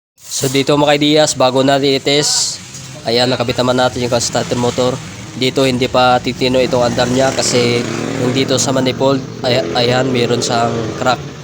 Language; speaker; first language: Filipino; non-native, local second language; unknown